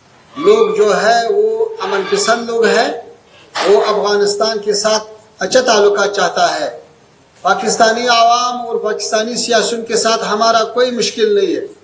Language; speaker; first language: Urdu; non-native, fluent; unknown